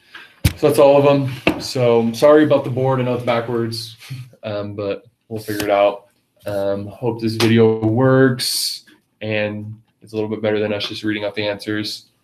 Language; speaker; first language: English; native; English